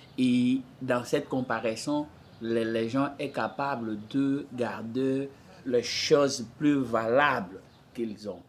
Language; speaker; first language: French; non-native, fluent; Portuguese